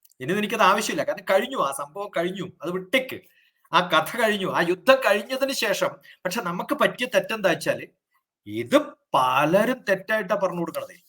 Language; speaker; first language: Malayalam; native; Malayalam